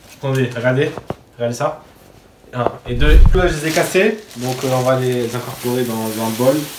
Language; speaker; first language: French; native; French